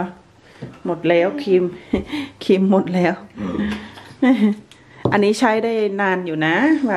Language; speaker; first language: Thai; native; Thai